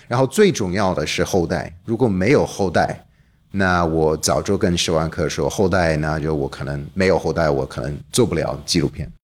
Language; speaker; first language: Chinese; non-native, fluent; English